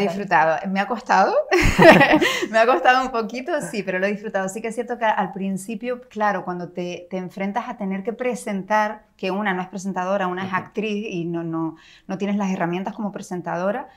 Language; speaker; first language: Spanish; native; Spanish